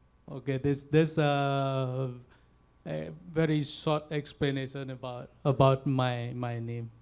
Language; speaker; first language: English; non-native, fluent; Balinese